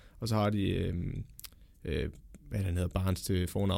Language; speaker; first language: Danish; native; Danish